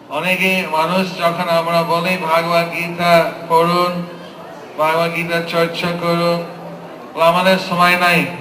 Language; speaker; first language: Bangla; non-native, fluent; English